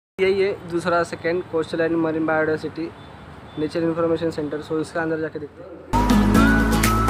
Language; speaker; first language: Hindi; native; Hindi